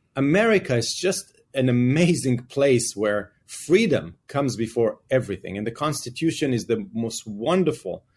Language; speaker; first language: English; non-native, fluent; Hebrew